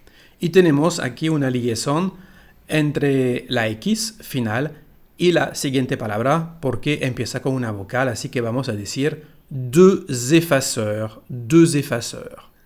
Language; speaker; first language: Spanish; non-native, fluent; French